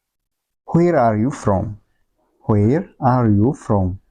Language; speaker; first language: English; non-native, local second language; Oromo